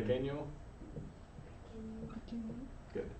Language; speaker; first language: Spanish; non-native, fluent; English